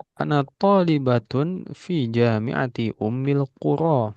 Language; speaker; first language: Arabic; non-native, fluent; Indonesian